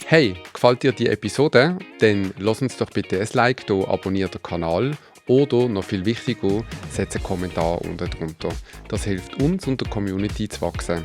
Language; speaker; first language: German; native; German